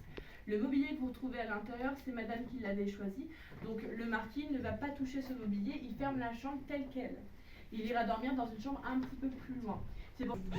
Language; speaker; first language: French; native; French